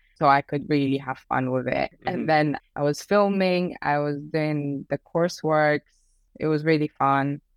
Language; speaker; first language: English; early bilingual, other home language; Persian